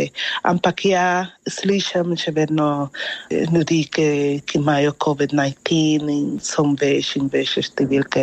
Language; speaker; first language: Slovenian; non-native, fluent; Spanish